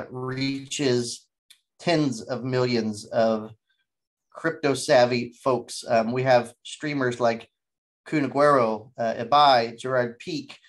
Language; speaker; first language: English; native; English